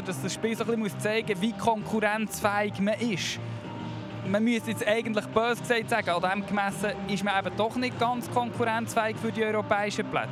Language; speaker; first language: German; native; German